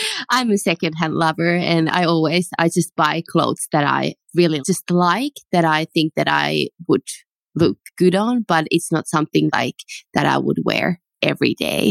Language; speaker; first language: English; non-native, fluent; Finnish